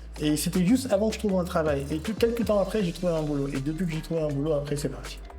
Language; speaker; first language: French; non-native, local second language; Wolof